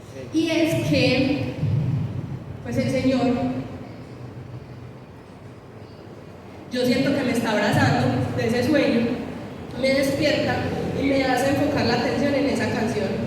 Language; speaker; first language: Spanish; native; Spanish